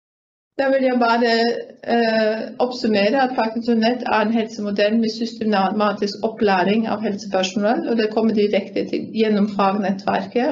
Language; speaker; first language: Norwegian; non-native, fluent; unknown